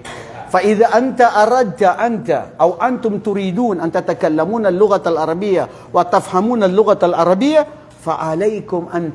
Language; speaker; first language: Arabic; non-native, fluent; Filipino